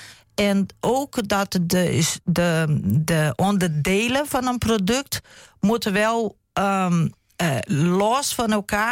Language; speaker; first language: Dutch; non-native, fluent; Portuguese